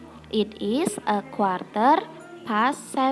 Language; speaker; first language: English; non-native, fluent; Indonesian